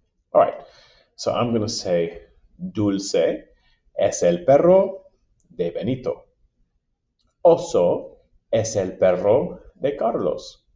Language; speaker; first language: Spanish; non-native, fluent; English